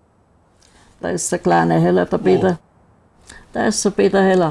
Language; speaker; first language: German; native; German